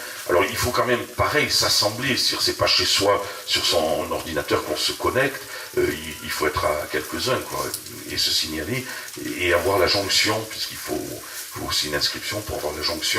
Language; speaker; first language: French; native; French